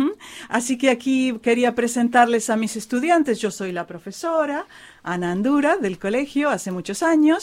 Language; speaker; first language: Spanish; non-native, fluent; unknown